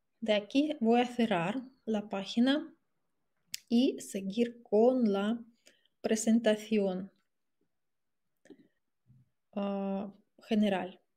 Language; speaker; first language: Spanish; non-native, fluent; Russian